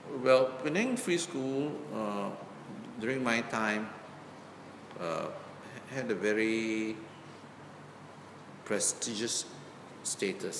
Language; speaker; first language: English; non-native, local second language; Min Nan Chinese